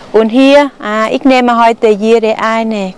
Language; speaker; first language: German; non-native, learner; Vietnamese